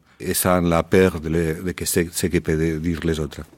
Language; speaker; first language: French; non-native, learner; Spanish